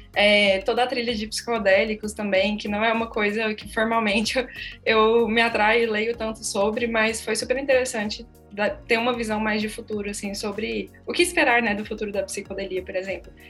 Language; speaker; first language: Portuguese; native; Portuguese